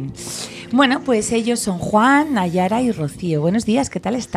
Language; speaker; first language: Spanish; native; Spanish